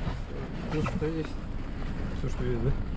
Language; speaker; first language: Russian; native; Russian